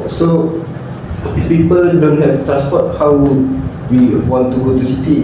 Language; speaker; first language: English; non-native, learner; Malay